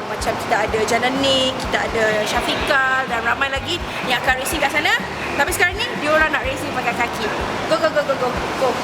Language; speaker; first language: Malay; native; Malay